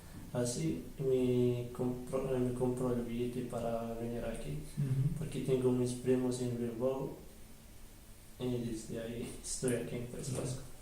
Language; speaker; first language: Spanish; non-native, learner; Arabic